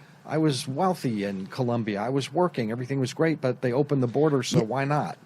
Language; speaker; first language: English; native; English